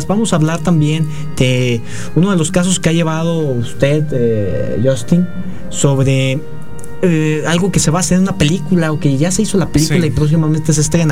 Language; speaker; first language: Spanish; native; Spanish